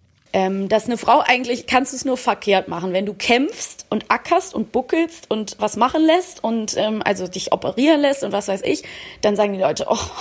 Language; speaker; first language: German; native; German